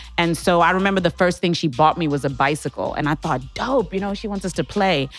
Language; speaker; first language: English; non-native, local second language; Shona